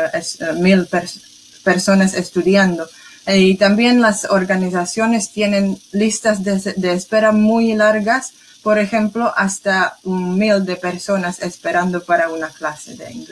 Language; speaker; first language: Spanish; non-native, fluent; English